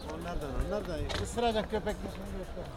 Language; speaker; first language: Turkish; native; Turkish